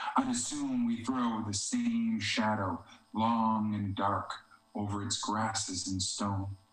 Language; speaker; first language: English; native; English